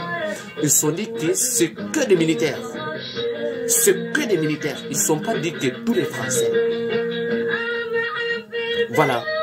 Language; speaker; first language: French; non-native, learner; Bambara